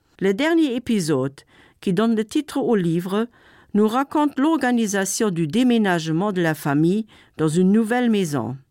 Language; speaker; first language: French; non-native, local second language; Luxembourgish